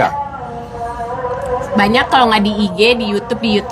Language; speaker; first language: Indonesian; native; Indonesian